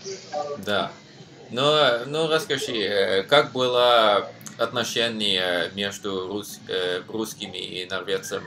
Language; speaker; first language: Russian; non-native, learner; Norwegian